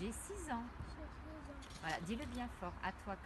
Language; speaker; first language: French; native; French